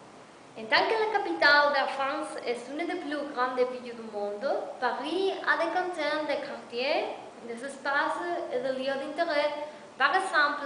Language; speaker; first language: French; non-native, learner; Spanish